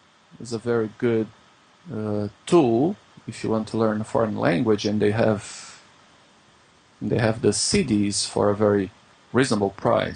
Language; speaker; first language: English; non-native, fluent; Portuguese